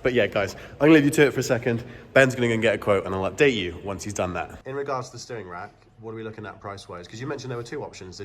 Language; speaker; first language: English; native; English